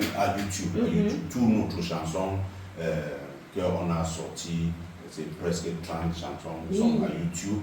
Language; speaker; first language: French; non-native, local second language; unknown